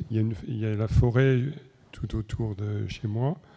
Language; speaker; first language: French; native; French